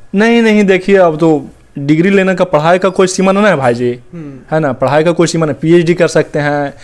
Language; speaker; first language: Hindi; native; Hindi